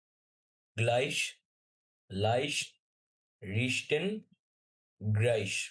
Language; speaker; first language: German; non-native, learner; Bangla